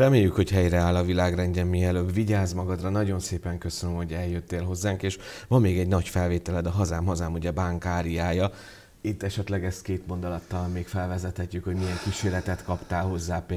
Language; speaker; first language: Hungarian; native; Hungarian